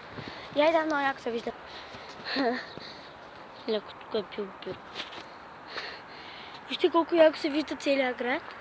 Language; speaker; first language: Bulgarian; native; Bulgarian